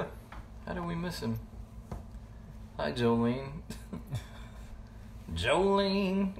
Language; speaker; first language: English; native; English